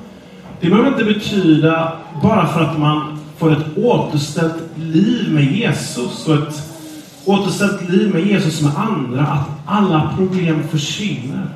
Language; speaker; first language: Swedish; non-native, fluent; English